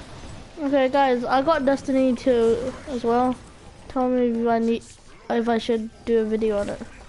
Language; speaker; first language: English; native; English